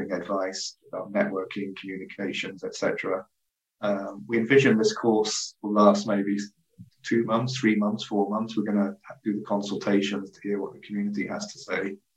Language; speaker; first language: English; native; English